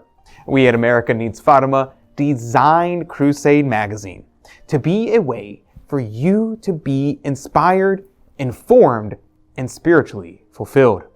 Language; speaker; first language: English; native; English